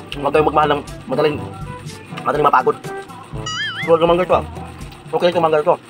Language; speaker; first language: Filipino; non-native, local second language; Cebuano